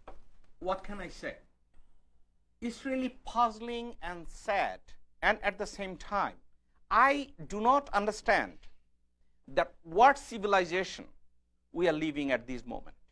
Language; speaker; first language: English; non-native, fluent; Bangla